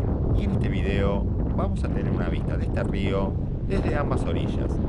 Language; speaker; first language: Spanish; native; Spanish